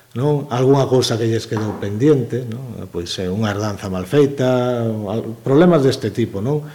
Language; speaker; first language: Galician; native; Galician